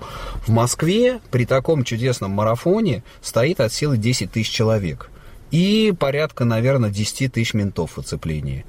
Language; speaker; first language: Russian; native; Russian